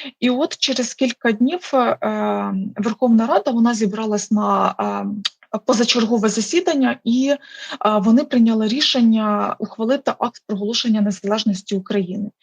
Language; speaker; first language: Ukrainian; native; Ukrainian